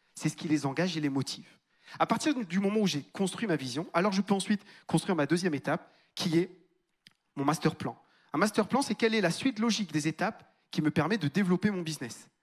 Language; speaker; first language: French; native; French